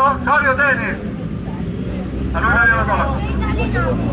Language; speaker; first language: Italian; native; Italian